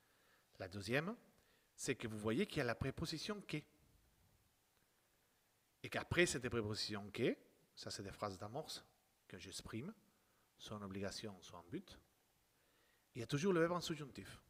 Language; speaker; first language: French; non-native, fluent; Spanish